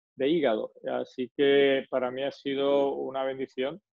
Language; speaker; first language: Spanish; native; Spanish